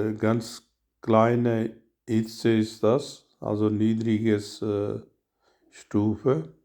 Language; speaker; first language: German; non-native, learner; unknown